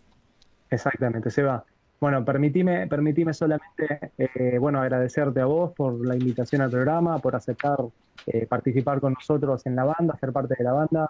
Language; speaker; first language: Spanish; native; Spanish